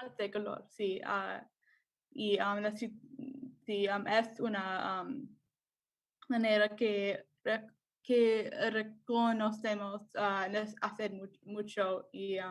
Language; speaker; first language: Spanish; non-native, learner; English